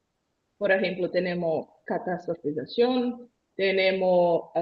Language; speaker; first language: Spanish; non-native, learner; Portuguese